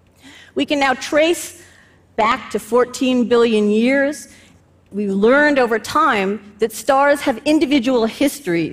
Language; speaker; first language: English; native; English